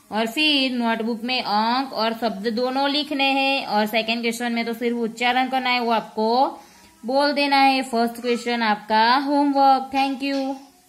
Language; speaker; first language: Hindi; non-native, local second language; Gujarati